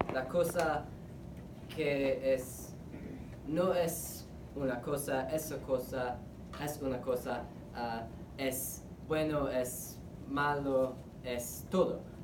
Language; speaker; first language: Spanish; non-native, learner; English